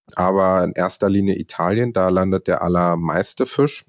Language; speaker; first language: German; non-native, fluent; Arabic